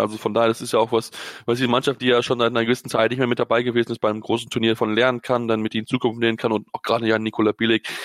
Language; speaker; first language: German; native; German